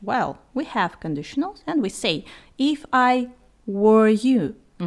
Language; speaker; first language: English; non-native, fluent; Russian